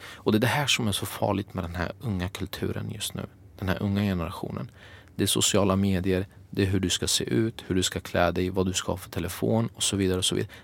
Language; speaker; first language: Swedish; early bilingual, other home language; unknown